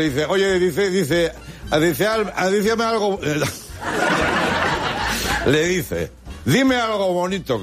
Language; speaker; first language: Spanish; native; Spanish